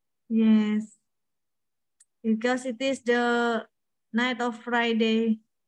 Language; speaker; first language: English; non-native, learner; Indonesian